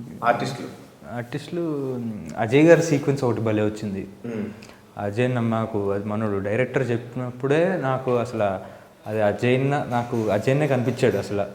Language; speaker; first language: Telugu; native; Telugu